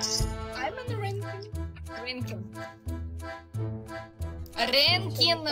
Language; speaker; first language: English; non-native, learner; Russian